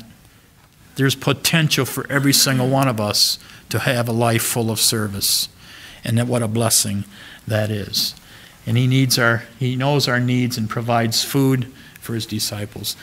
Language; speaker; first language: English; native; English